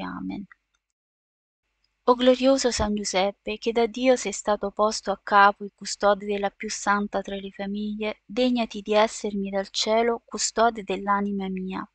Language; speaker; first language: Italian; native; Italian